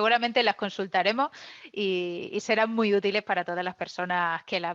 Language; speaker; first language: Spanish; native; Spanish